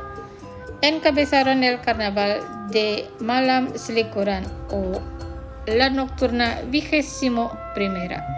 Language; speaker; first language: Spanish; non-native, fluent; Indonesian